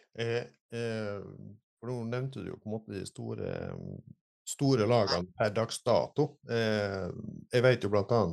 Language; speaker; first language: Norwegian; native; Norwegian